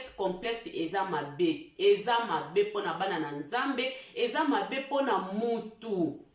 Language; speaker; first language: Lingala; early bilingual, heritage; Lingala